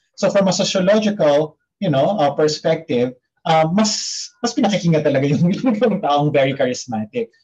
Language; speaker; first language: English; non-native, local second language; Filipino